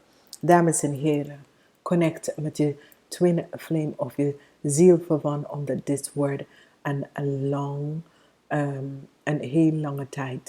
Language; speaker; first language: Dutch; non-native, fluent; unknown